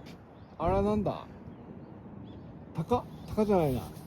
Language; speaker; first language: Japanese; native; Japanese